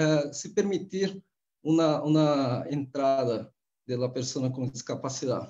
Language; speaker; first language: Spanish; non-native, fluent; Portuguese